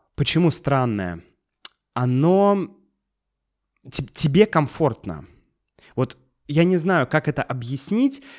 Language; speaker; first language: Russian; native; Russian